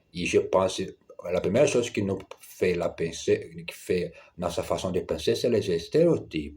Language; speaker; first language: French; non-native, learner; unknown